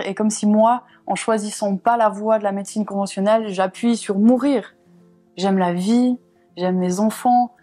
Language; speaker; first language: French; native; French